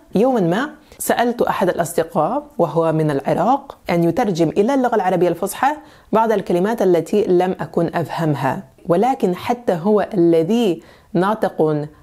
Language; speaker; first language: Arabic; non-native, fluent; French